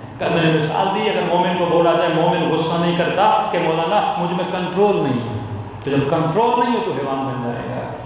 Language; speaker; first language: Urdu; early bilingual, heritage; Urdu